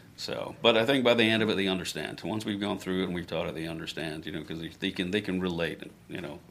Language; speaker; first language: English; native; English